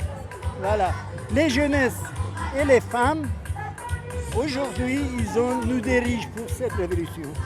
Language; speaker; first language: French; non-native, fluent; Persian